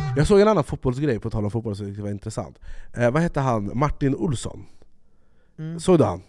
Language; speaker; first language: Swedish; native; Swedish